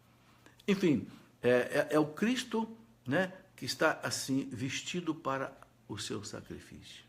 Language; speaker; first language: Portuguese; native; Portuguese